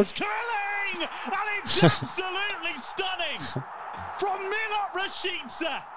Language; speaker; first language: English; non-native, fluent; Albanian